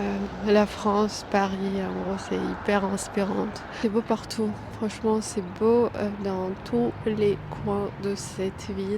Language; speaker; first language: French; non-native, fluent; Armenian